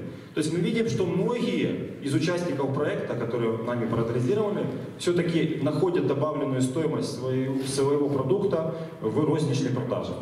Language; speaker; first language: Russian; native; Russian